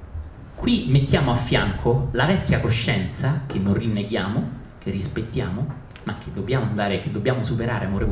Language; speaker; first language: Italian; native; Italian